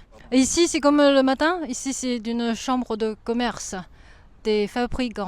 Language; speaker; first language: French; non-native, fluent; Chinese